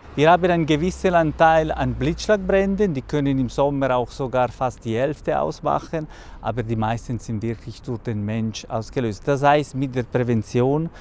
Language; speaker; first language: German; non-native, local second language; Italian